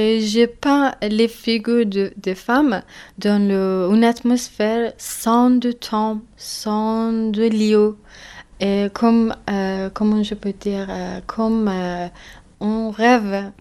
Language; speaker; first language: French; non-native, learner; Persian